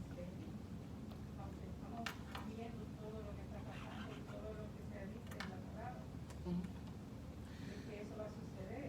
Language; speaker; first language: Spanish; native; Spanish